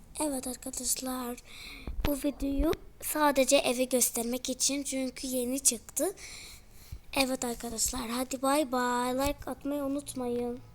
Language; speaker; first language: Turkish; early bilingual, heritage; Turkish